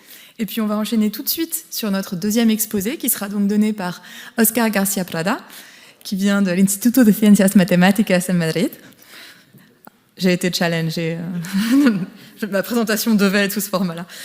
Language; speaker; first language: French; native; French